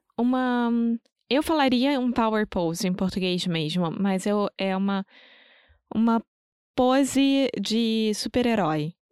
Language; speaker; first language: Portuguese; native; Portuguese